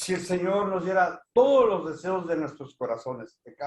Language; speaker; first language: Spanish; native; Spanish